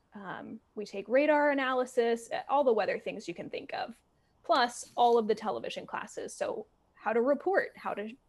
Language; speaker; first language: English; native; English